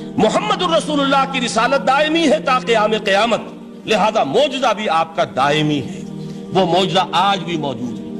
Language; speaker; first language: Urdu; native; Urdu